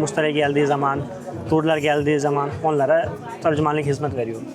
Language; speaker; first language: Turkish; non-native, fluent; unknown